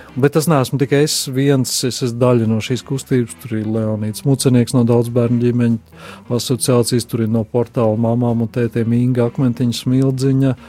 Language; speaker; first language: Latvian; native; Latvian